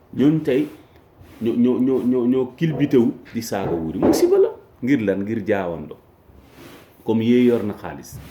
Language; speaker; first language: Wolof; non-native, local second language; Fula